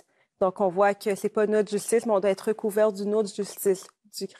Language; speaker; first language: French; native; French